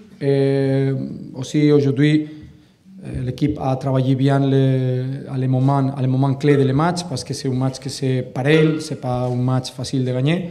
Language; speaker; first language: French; non-native, learner; Catalan